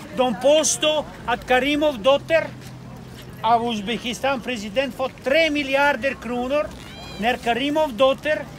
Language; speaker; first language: Swedish; non-native, fluent; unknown